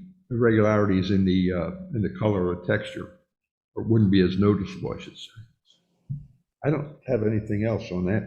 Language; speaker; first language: English; native; English